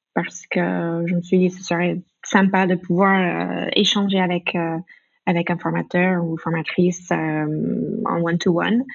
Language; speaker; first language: French; non-native, fluent; English